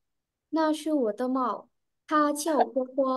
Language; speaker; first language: Chinese; non-native, learner; Vietnamese